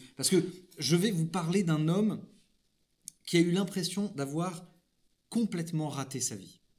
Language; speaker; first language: French; native; French